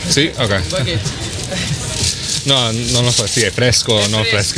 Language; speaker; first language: Italian; non-native, learner; English